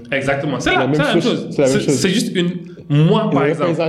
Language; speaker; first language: French; non-native, local second language; Wolof